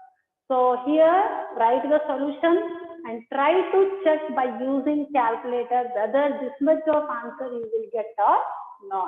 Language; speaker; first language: English; non-native, local second language; Kannada